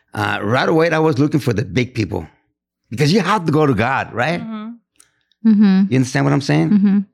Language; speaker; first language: English; non-native, fluent; Spanish